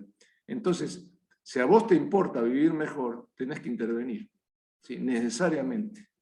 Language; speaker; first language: Spanish; native; Spanish